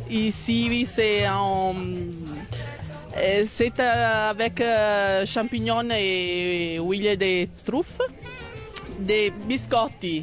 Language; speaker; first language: French; non-native, learner; Italian